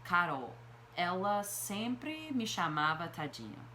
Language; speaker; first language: Portuguese; non-native, fluent; English